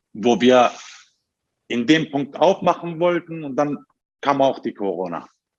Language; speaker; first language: German; non-native, fluent; Turkish